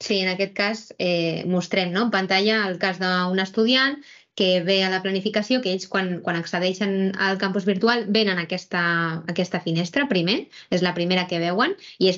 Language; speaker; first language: Catalan; native; Catalan